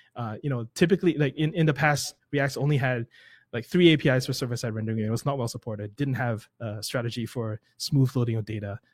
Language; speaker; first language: English; native; English